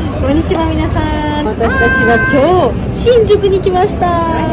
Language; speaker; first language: Japanese; non-native, fluent; Georgian